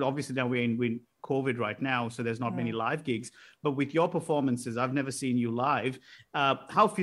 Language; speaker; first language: English; non-native, local second language; Sinhala